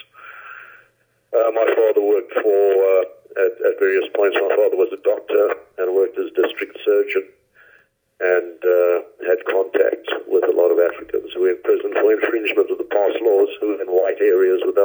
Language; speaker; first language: English; native; English